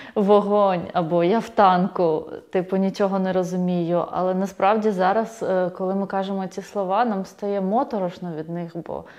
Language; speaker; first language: Ukrainian; native; Ukrainian